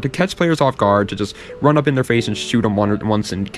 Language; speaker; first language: English; native; English